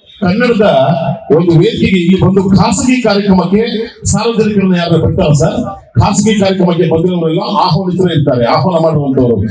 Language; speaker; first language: Kannada; non-native, local second language; Malayalam